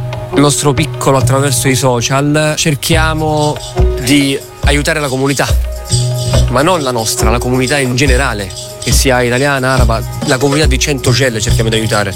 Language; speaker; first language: Italian; early bilingual, other home language; Arabic